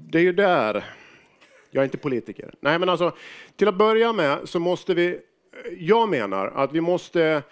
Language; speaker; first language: Swedish; native; Swedish